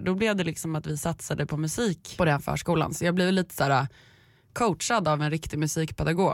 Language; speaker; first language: Swedish; native; Swedish